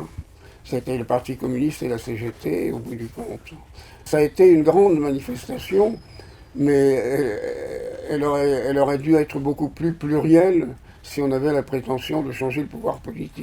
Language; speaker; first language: French; native; French